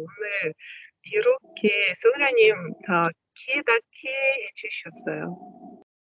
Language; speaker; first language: Korean; non-native, learner; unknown